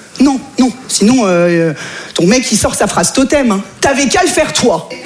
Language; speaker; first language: French; native; French